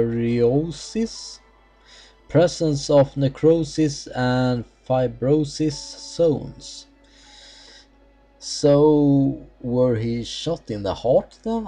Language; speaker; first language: English; non-native, fluent; Swedish